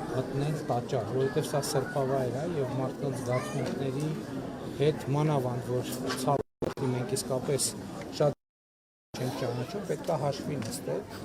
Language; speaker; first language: Armenian; native; Armenian